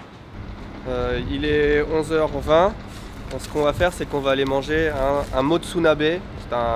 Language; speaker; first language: French; native; French